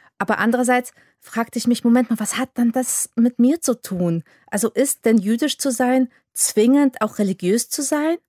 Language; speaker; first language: German; early bilingual, other home language; Polish